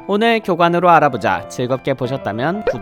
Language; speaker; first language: Korean; native; Korean